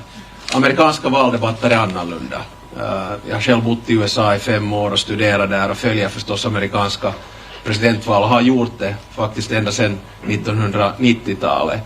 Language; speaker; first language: Swedish; native; Swedish